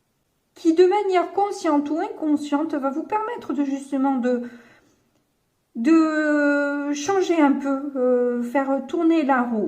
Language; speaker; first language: French; native; French